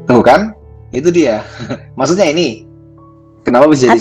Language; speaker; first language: Indonesian; native; Indonesian